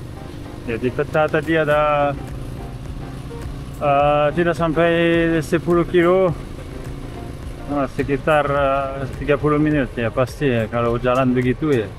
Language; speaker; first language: Indonesian; non-native, fluent; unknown